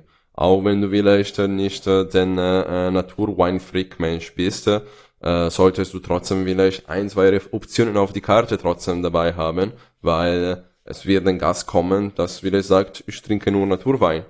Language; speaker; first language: German; non-native, fluent; Italian